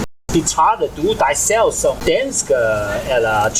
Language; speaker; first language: Danish; non-native, learner; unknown